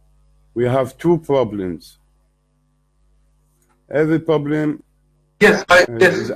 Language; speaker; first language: English; non-native, learner; Arabic